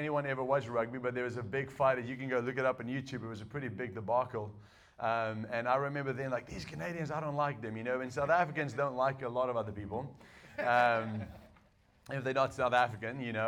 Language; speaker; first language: English; non-native, local second language; Afrikaans